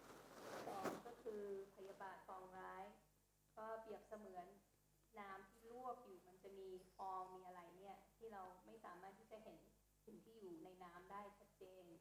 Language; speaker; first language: Thai; native; Thai